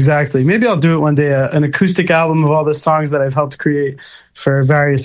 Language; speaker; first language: English; native; English